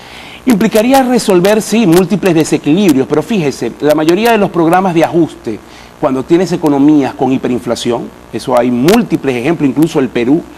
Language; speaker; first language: Spanish; native; Spanish